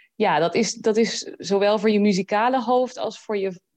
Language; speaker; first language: Dutch; native; Dutch